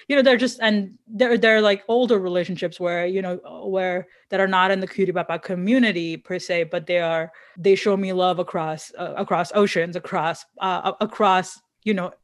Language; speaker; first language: English; non-native, local second language; Hindi